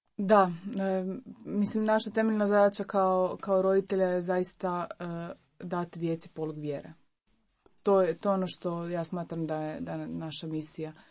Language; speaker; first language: Croatian; native; Croatian